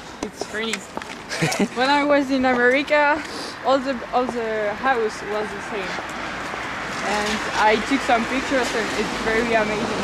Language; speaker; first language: English; non-native, learner; French